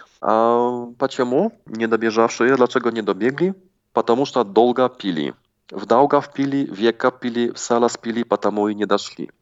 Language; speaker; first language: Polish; native; Polish